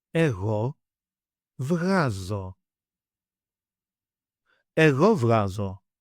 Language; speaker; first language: Greek; native; Greek